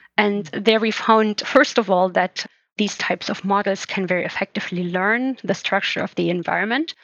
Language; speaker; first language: English; non-native, fluent; German